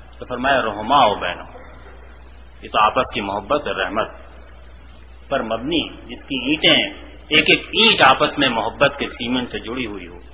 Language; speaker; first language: Urdu; native; Urdu